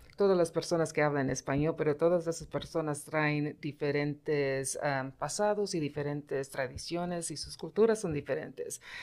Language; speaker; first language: Spanish; early bilingual, heritage; Spanish